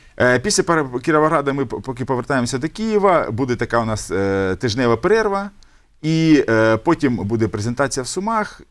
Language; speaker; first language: Ukrainian; native; Ukrainian